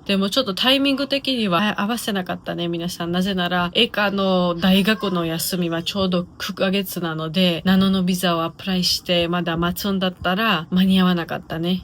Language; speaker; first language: Japanese; non-native, fluent; Georgian